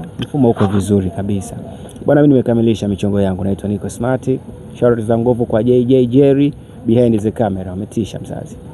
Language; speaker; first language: Swahili; native; Swahili